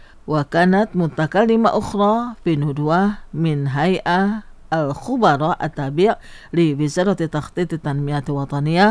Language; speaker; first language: Arabic; non-native, fluent; Indonesian